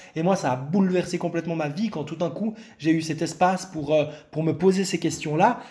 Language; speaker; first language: French; non-native, local second language; Arabic